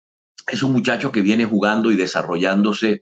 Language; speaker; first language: Spanish; native; Spanish